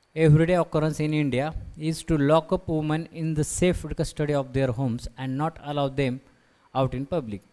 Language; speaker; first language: English; non-native, local second language; Marathi